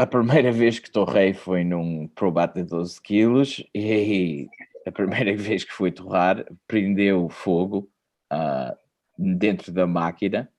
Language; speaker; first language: Portuguese; non-native, fluent; English